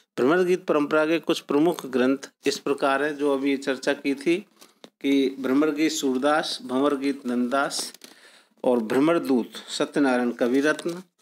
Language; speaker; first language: Hindi; native; Hindi